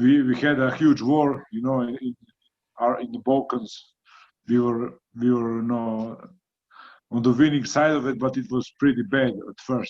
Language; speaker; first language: English; non-native, fluent; Croatian